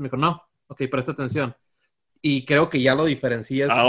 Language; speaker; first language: Spanish; native; Spanish